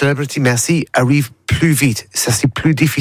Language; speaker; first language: French; non-native, learner; English